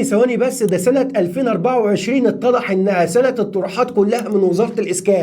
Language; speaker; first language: Arabic; native; Arabic